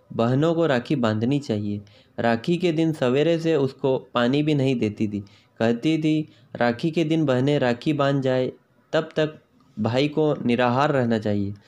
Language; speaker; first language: Hindi; native; Hindi